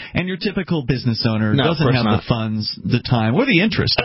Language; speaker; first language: English; native; English